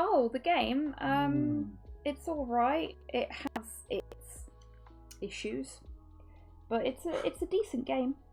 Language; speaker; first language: English; native; English